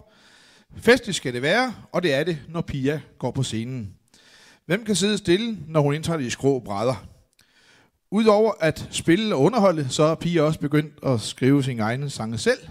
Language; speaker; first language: Danish; native; Danish